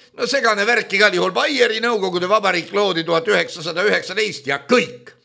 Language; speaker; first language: Estonian; native; Estonian